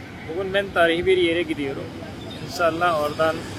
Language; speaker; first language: Turkish; non-native, fluent; Hindi